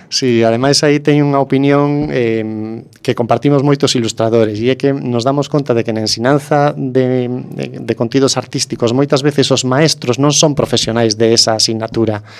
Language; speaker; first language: Galician; native; Galician